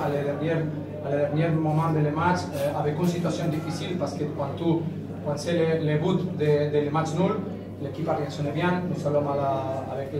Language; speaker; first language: French; non-native, learner; Spanish